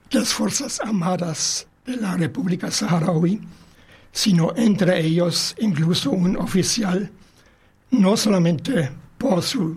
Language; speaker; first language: Spanish; non-native, fluent; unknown